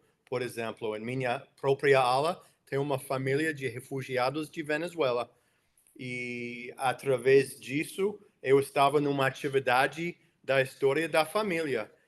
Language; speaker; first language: Portuguese; non-native, fluent; English